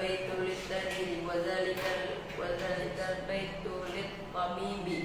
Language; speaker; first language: Arabic; non-native, learner; Indonesian